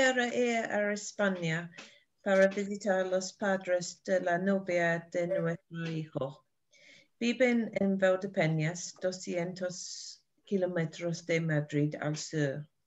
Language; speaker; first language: Spanish; non-native, learner; English